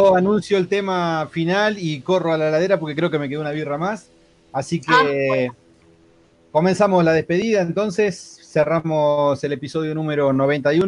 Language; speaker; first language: Spanish; native; Spanish